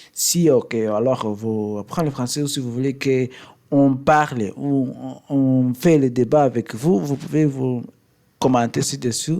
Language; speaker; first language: French; non-native, learner; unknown